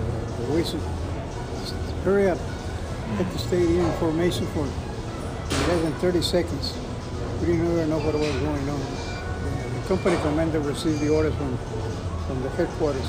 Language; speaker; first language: English; non-native, fluent; Spanish